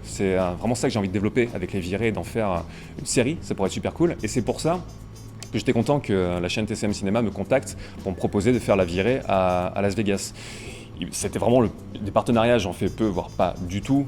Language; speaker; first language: French; native; French